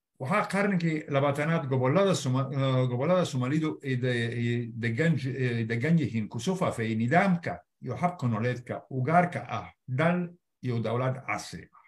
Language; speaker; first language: Somali; non-native, fluent; Italian